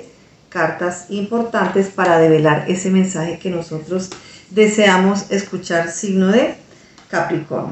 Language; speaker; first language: Spanish; native; Spanish